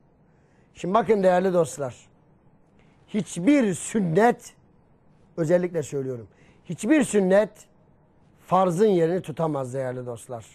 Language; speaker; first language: Turkish; native; Turkish